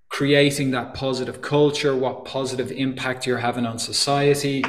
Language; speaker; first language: English; native; English